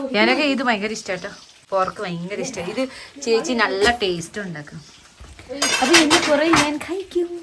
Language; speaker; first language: Malayalam; non-native, local second language; Nepali